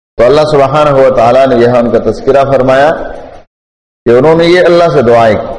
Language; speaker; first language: Urdu; non-native, local second language; Pashto